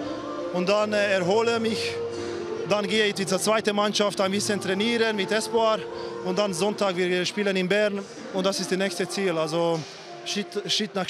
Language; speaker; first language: German; non-native, fluent; Hungarian